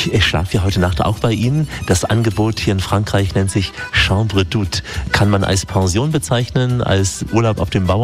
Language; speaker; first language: German; native; German